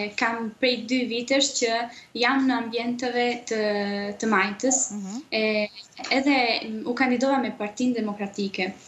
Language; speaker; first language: Albanian; early bilingual, heritage; Albanian